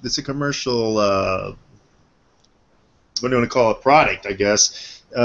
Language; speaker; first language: English; native; English